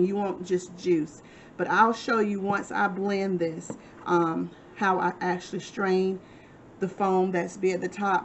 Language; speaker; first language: English; native; English